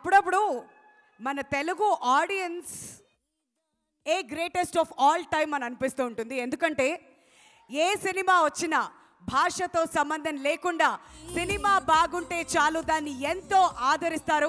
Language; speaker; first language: Telugu; native; Telugu